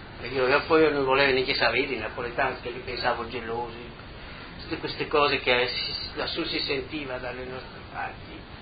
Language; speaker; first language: Italian; native; Italian